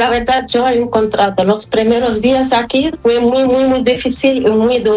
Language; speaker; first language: Spanish; non-native, learner; Arabic